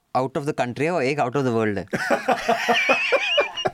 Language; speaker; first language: Hindi; native; Hindi